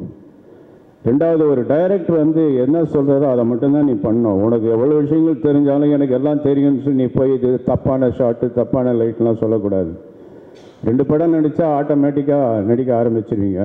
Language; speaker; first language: Tamil; native; Tamil